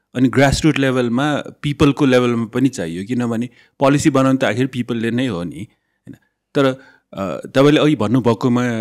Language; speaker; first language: Nepali; non-native, local second language; Newari